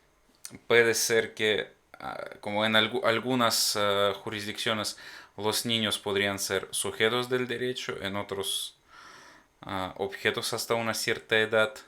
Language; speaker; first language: Spanish; non-native, fluent; Ukrainian